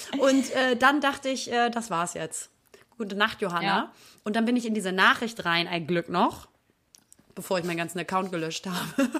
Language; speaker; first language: German; native; German